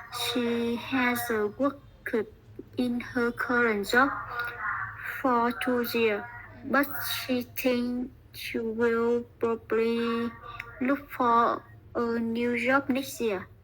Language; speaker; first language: English; non-native, learner; Vietnamese